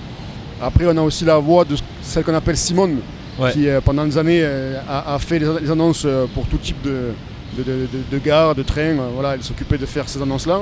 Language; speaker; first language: French; native; French